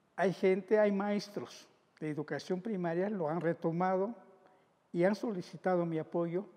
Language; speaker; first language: Spanish; non-native, local second language; Zapotec